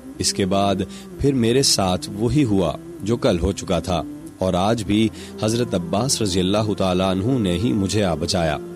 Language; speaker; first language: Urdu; non-native, local second language; Punjabi